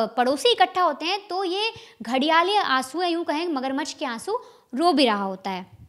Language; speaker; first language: Hindi; native; Hindi